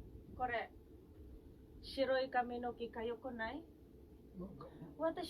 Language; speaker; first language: Japanese; non-native, fluent; Filipino